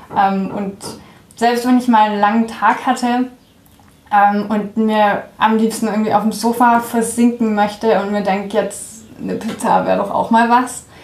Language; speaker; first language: German; early bilingual, heritage; German